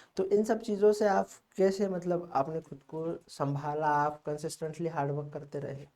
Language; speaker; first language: Hindi; native; Hindi